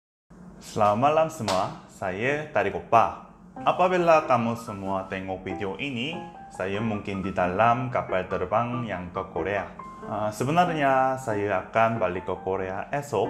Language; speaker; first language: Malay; non-native, learner; Korean